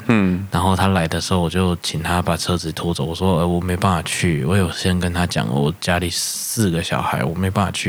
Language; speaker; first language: Chinese; native; Chinese